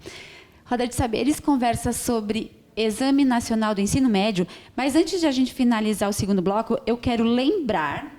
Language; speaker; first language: Portuguese; native; Portuguese